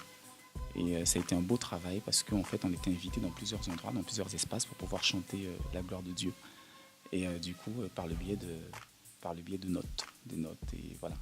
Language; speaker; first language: French; native; French